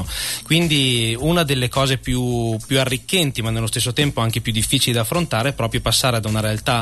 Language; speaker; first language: Italian; native; Italian